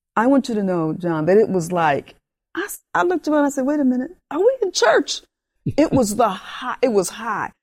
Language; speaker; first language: English; early bilingual, other home language; Spanish